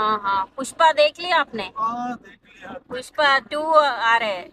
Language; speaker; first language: Hindi; non-native, local second language; Telugu